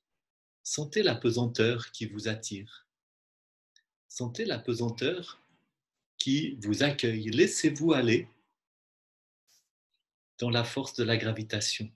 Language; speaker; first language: French; native; French